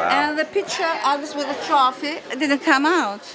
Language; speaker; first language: English; non-native, fluent; Italian